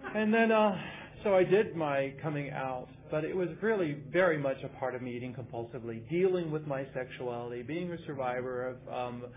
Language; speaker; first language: English; native; English